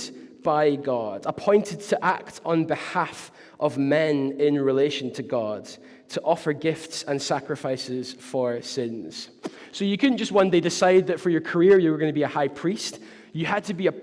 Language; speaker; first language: English; native; English